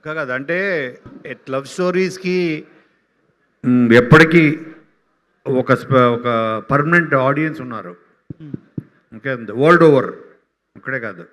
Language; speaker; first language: Telugu; native; Telugu